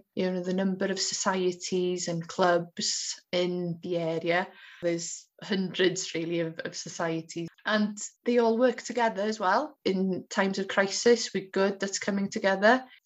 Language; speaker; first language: English; native; English